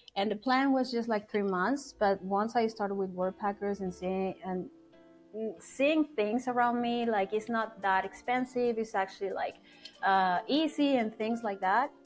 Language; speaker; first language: English; non-native, fluent; Spanish